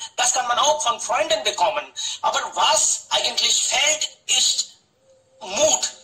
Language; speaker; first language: German; non-native, fluent; Hindi